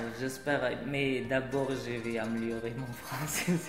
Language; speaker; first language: French; non-native, learner; Uyghur